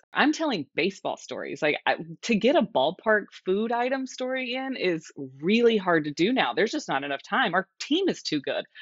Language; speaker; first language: English; native; English